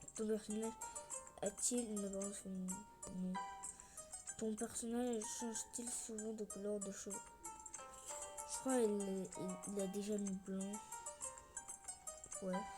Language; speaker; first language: French; early bilingual, other home language; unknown